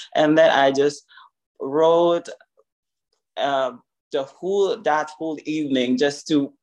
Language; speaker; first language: English; non-native, local second language; Filipino